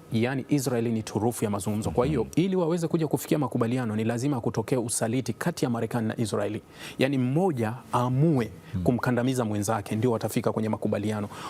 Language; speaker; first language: Swahili; native; Swahili